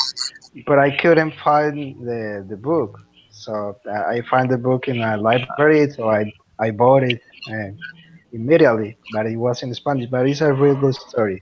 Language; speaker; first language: English; non-native, learner; Spanish